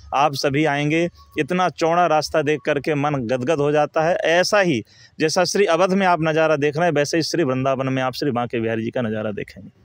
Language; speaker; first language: Hindi; native; Hindi